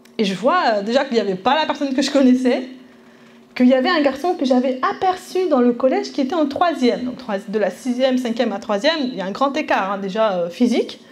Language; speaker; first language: French; early bilingual, other home language; Spanish